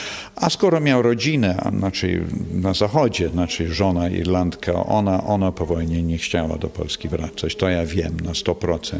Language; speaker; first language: Polish; early bilingual, heritage; English